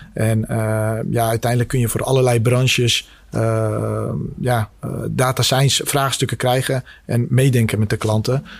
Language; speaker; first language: Dutch; early bilingual, other home language; Albanian